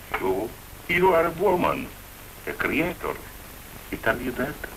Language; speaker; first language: English; non-native, fluent; Italian